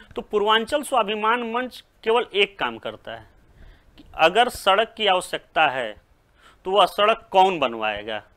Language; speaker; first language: Hindi; native; Hindi